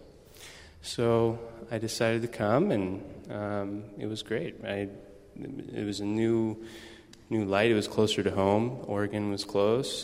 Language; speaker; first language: English; native; English